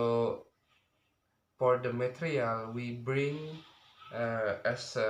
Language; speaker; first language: English; non-native, learner; Indonesian